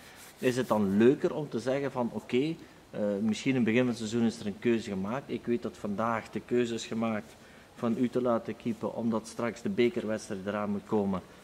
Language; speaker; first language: Dutch; native; Dutch